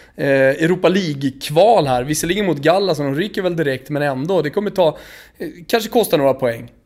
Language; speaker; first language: Swedish; native; Swedish